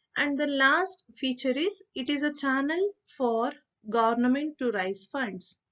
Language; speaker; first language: English; non-native, local second language; Kannada